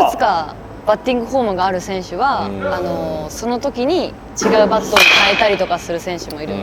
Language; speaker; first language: Japanese; non-native, fluent; Korean